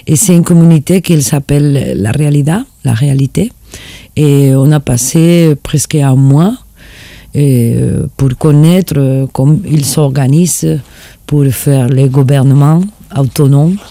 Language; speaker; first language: French; non-native, fluent; Spanish